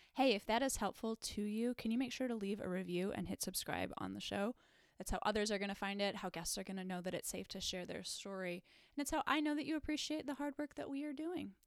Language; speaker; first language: English; native; English